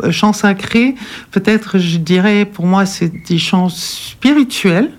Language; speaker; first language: French; non-native, fluent; German